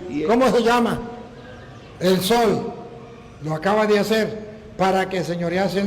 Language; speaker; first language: Spanish; native; Spanish